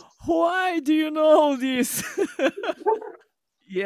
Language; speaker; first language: English; non-native, learner; Japanese